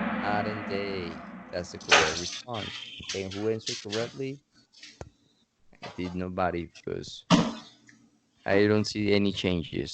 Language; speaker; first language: English; non-native, fluent; Spanish